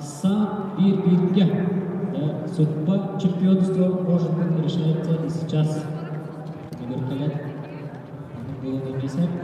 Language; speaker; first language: Russian; non-native, local second language; Yakut